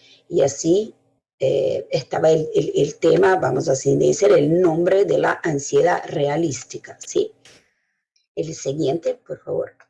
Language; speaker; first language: Spanish; non-native, fluent; Portuguese